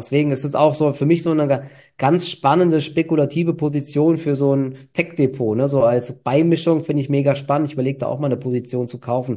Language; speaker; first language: German; native; German